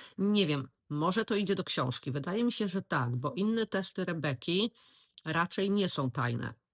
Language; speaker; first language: Polish; native; Polish